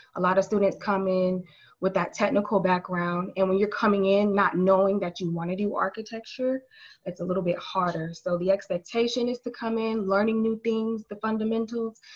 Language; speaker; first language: English; native; English